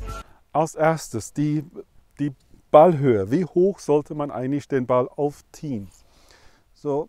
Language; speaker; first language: German; non-native, fluent; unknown